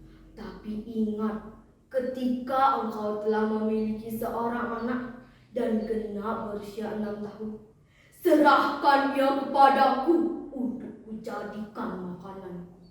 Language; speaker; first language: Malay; non-native, local second language; Balinese